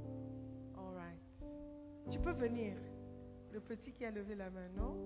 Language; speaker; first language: French; non-native, fluent; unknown